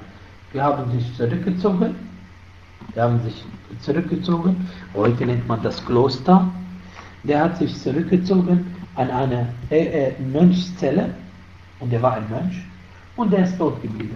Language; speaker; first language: German; non-native, fluent; Arabic